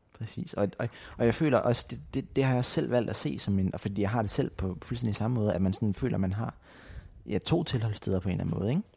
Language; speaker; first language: Danish; native; Danish